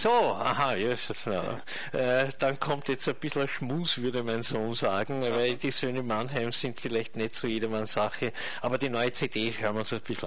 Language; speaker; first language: German; native; German